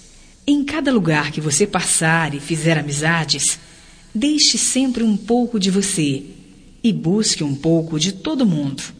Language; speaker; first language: Portuguese; native; Portuguese